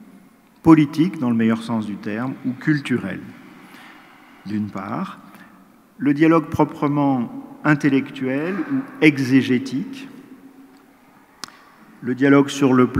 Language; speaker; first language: French; native; French